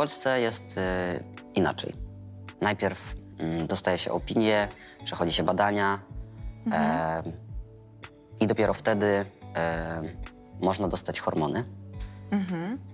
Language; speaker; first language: Polish; non-native, fluent; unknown